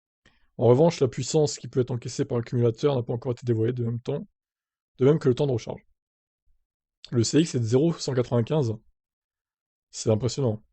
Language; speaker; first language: French; native; French